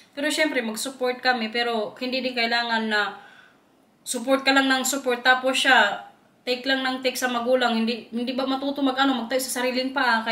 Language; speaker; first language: Filipino; non-native, local second language; Waray